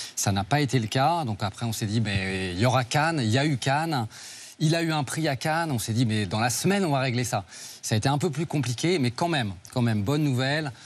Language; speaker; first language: French; native; French